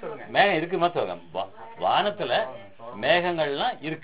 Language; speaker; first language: Tamil; native; Tamil